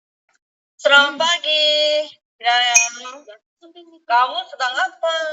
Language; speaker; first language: Indonesian; non-native, learner; Korean